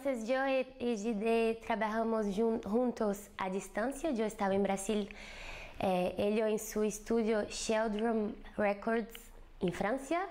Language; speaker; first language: Spanish; non-native, fluent; Portuguese